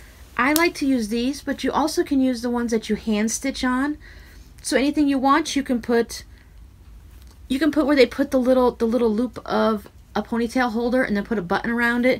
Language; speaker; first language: English; native; English